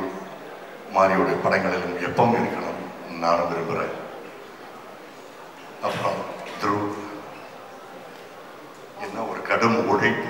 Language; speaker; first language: Tamil; native; Tamil